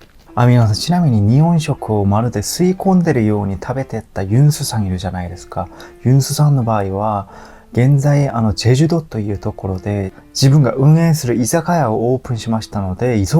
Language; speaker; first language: Japanese; non-native, fluent; Korean